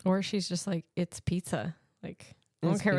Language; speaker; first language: English; native; English